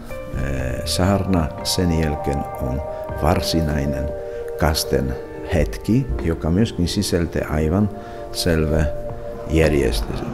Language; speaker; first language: Finnish; non-native, fluent; Polish